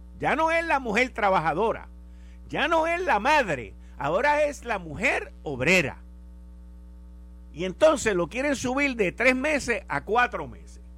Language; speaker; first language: Spanish; native; Spanish